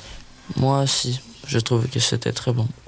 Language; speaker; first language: French; non-native, learner; Swedish